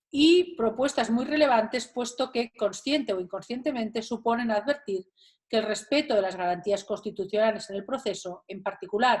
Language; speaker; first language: Spanish; native; Spanish